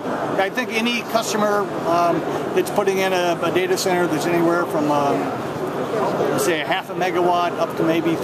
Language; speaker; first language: English; native; English